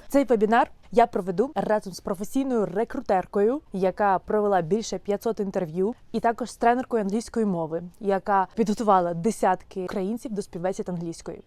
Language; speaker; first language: Ukrainian; native; Ukrainian